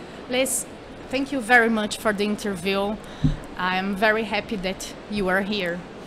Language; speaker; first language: English; non-native, learner; Portuguese